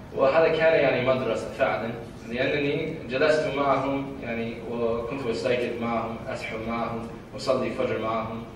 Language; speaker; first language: Arabic; non-native, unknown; English